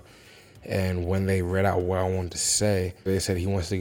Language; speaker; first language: English; native; English